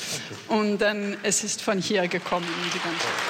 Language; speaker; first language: German; non-native, learner; French